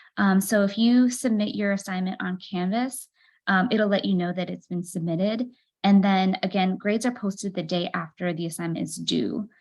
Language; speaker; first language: English; native; English